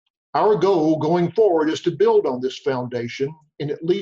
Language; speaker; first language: English; native; English